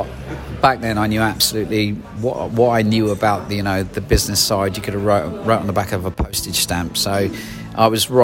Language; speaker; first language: English; native; English